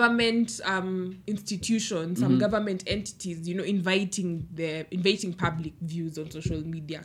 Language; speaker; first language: English; non-native, local second language; Luo (Kenya and Tanzania)